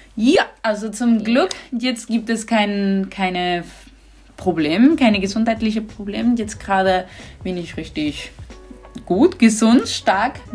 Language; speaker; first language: German; non-native, fluent; Spanish